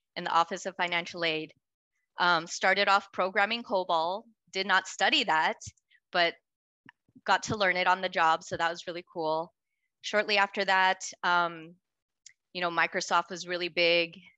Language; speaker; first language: English; native; English